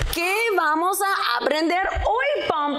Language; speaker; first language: Spanish; non-native, learner; English